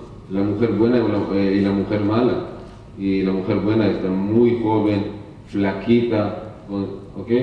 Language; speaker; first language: Spanish; non-native, learner; Hebrew